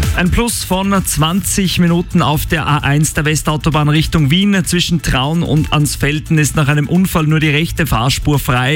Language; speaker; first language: German; native; German